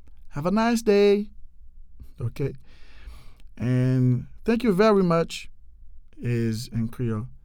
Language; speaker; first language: English; non-native, fluent; Haitian Creole